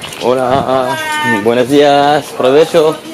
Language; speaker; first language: Spanish; non-native, learner; French